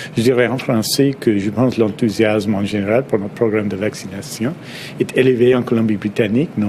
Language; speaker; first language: French; non-native, fluent; English